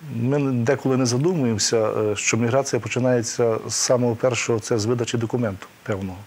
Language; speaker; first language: Ukrainian; native; Ukrainian